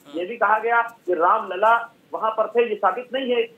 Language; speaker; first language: Hindi; native; Hindi